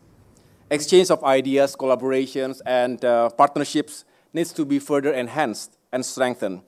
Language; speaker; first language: English; non-native, fluent; Indonesian